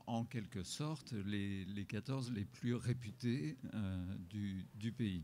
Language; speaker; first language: French; native; French